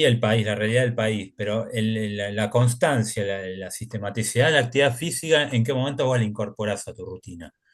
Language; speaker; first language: Spanish; native; Spanish